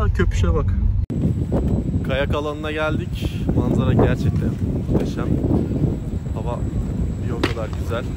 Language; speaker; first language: Turkish; native; Turkish